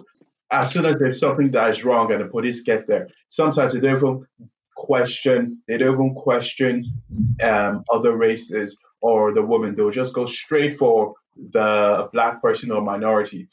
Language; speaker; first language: English; native; English